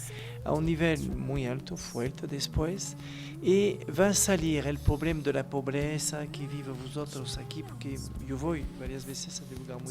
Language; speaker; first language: Spanish; non-native, learner; French